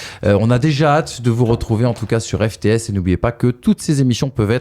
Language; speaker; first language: French; native; French